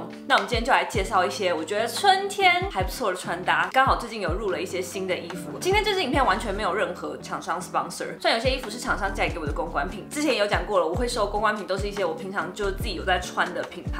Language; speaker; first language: Chinese; native; Chinese